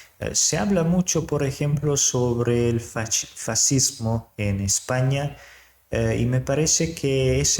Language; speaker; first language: Spanish; non-native, fluent; Serbian